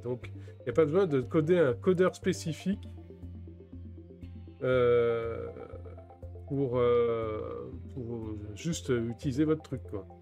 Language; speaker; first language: French; native; French